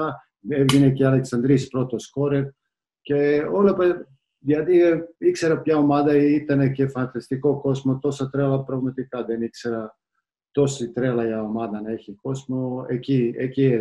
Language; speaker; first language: Greek; non-native, fluent; Serbian